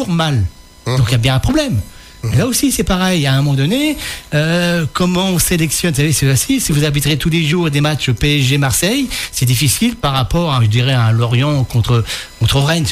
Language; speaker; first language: French; native; French